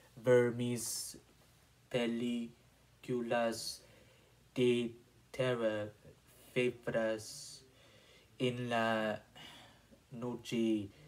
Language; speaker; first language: Spanish; non-native, learner; English